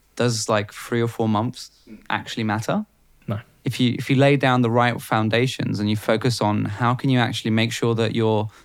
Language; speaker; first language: English; non-native, fluent; Bulgarian